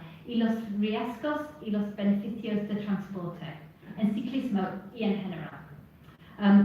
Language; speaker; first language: Spanish; non-native, fluent; English